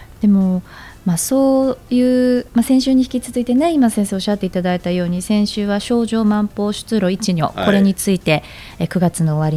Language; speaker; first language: Japanese; native; Japanese